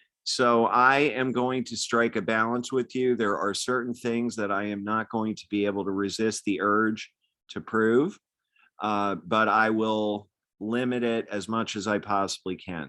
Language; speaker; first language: English; native; English